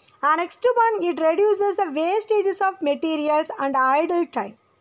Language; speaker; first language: English; non-native, local second language; Tamil